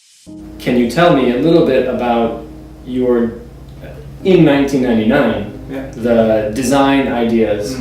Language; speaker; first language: English; non-native, fluent; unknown